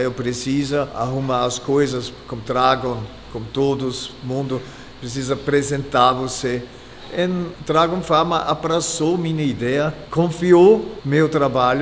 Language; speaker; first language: Portuguese; non-native, fluent; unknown